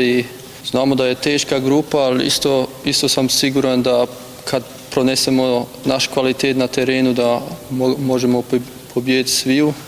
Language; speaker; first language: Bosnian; early bilingual, heritage; German